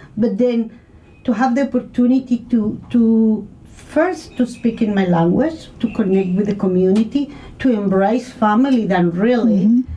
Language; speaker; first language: English; non-native, learner; Spanish